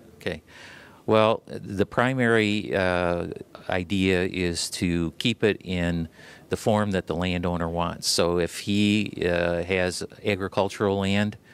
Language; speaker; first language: English; native; English